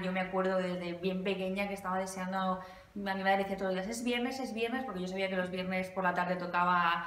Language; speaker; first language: Spanish; native; Spanish